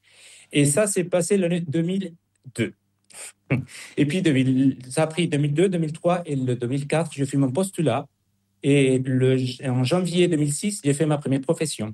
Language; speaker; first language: French; non-native, fluent; Spanish